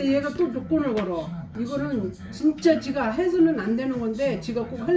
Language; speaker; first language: Korean; native; Korean